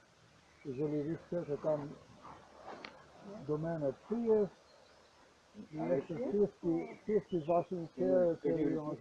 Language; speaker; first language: Polish; non-native, learner; Slovenian